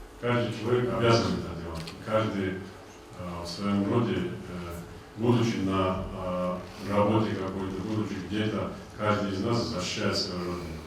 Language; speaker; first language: Russian; non-native, local second language; Avaric